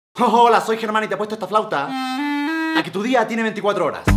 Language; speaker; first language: Spanish; native; Spanish